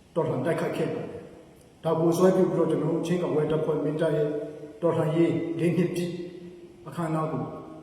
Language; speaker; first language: Burmese; non-native, local second language; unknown